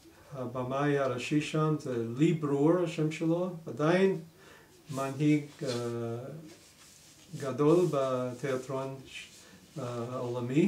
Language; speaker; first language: Hebrew; non-native, fluent; English